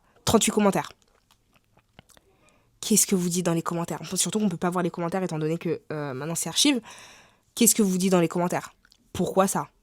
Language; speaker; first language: French; native; French